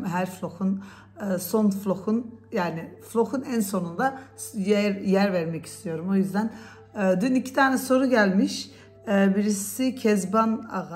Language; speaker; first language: Turkish; early bilingual, heritage; Turkish